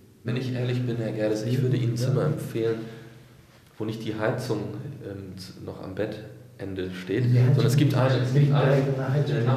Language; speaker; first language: German; native; German